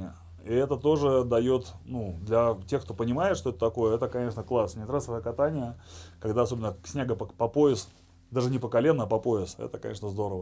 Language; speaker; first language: Russian; native; Russian